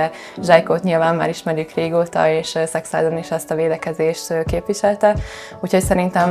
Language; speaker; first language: Hungarian; native; Hungarian